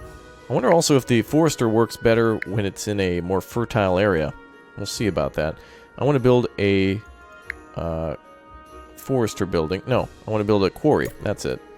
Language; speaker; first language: English; native; English